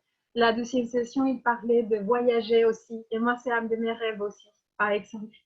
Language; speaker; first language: French; non-native, fluent; Spanish